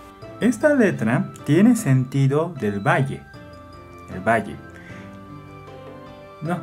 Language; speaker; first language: Spanish; non-native, fluent; Japanese